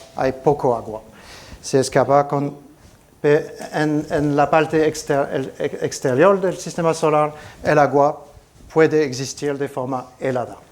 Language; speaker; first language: Spanish; non-native, fluent; French